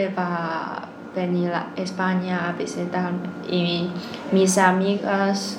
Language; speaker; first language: Spanish; non-native, learner; Chinese